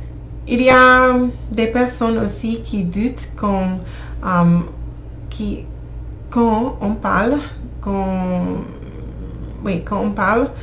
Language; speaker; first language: French; non-native, learner; English